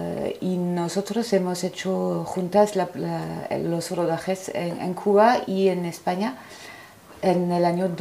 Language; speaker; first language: Spanish; non-native, fluent; French